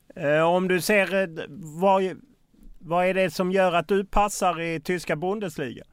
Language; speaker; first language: Swedish; native; Swedish